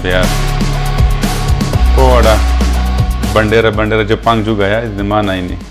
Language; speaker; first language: Indonesian; non-native, fluent; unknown